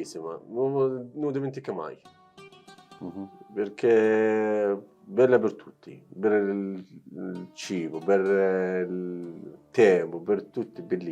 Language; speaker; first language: Italian; non-native, learner; Arabic